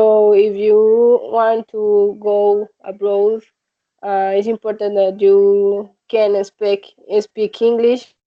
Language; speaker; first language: English; non-native, learner; Spanish